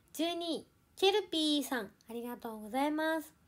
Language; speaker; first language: Japanese; native; Japanese